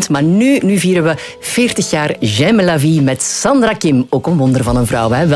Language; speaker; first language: Dutch; native; Dutch